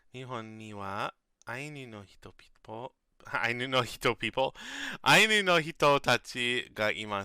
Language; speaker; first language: Japanese; non-native, learner; English